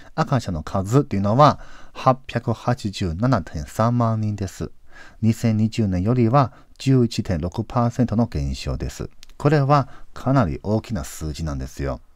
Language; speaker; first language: Japanese; non-native, fluent; Chinese